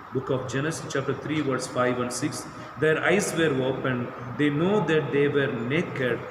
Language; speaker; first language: English; non-native, local second language; Telugu